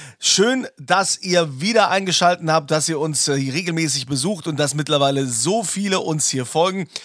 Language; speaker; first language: German; native; German